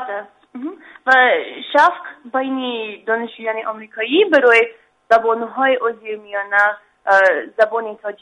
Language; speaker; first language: Persian; non-native, learner; English